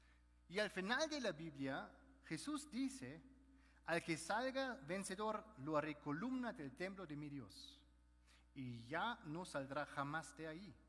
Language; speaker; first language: Spanish; non-native, fluent; German